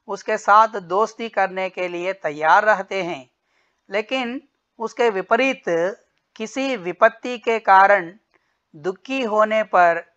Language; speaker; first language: Hindi; non-native, local second language; Telugu